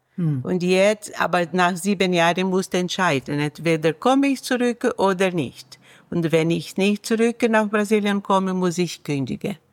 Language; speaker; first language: German; non-native, fluent; Portuguese